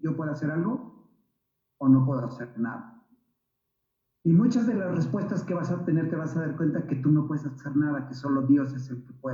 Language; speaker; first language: Spanish; native; Spanish